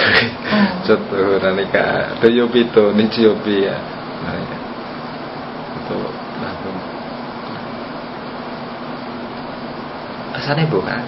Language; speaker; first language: Japanese; non-native, learner; Indonesian